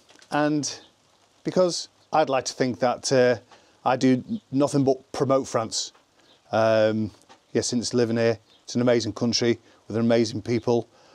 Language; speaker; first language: English; native; English